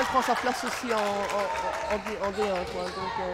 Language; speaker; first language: French; native; French